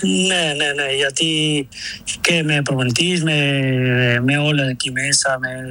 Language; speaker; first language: Greek; non-native, learner; Spanish